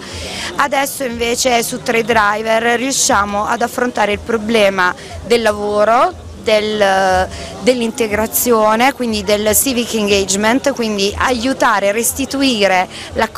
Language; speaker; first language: Italian; native; Italian